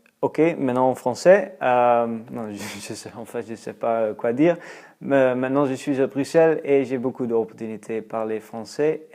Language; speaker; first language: French; non-native, fluent; Dutch